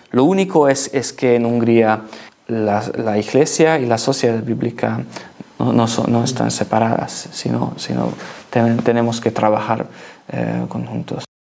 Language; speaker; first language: Spanish; non-native, learner; Hungarian